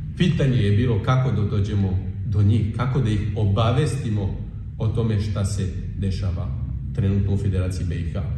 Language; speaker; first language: Serbian; non-native, fluent; French